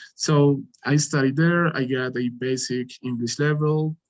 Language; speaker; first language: English; non-native, fluent; Spanish